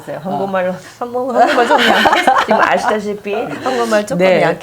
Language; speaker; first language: Korean; non-native, fluent; English